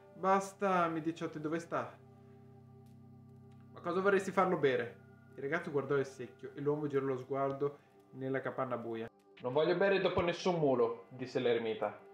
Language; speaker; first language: Italian; native; Italian